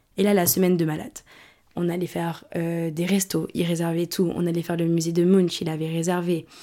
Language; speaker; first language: French; native; French